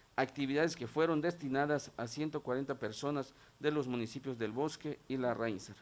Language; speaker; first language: Spanish; non-native, local second language; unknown